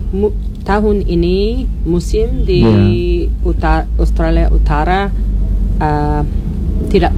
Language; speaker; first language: Indonesian; non-native, learner; English